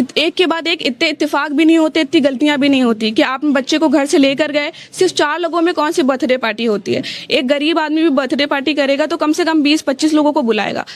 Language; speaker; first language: Hindi; native; Hindi